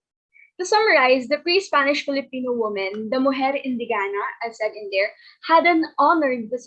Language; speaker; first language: English; non-native, local second language; Filipino